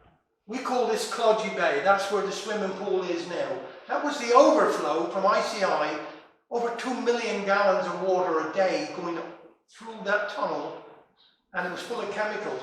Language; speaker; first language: English; native; English